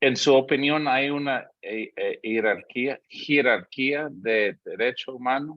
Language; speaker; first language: Spanish; non-native, fluent; English